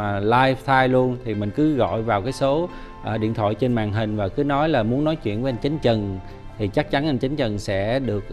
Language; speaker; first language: Vietnamese; early bilingual, heritage; Vietnamese